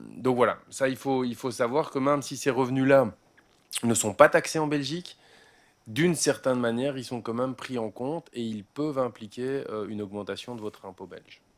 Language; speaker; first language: French; native; French